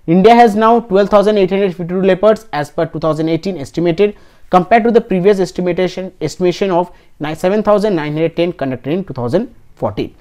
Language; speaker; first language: English; non-native, local second language; Bangla